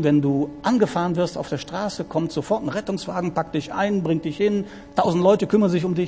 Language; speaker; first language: German; native; German